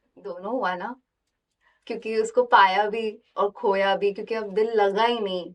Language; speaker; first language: Hindi; native; Hindi